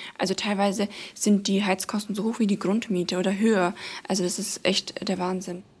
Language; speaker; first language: German; native; German